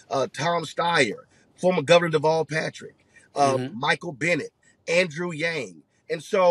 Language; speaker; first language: English; native; English